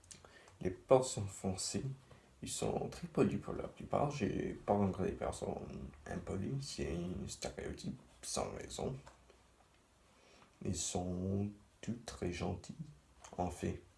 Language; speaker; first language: French; non-native, learner; English